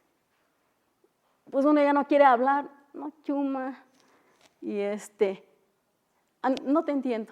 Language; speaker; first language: Spanish; non-native, local second language; Mixtepec Mixtec